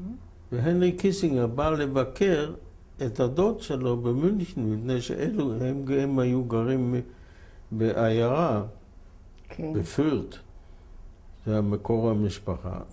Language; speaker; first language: Hebrew; non-native, fluent; German